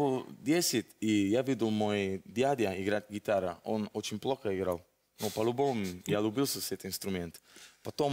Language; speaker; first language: Russian; non-native, learner; Italian